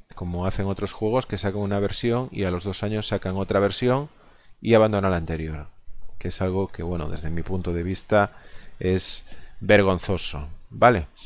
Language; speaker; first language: Spanish; non-native, local second language; Galician